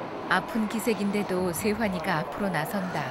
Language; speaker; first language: Korean; native; Korean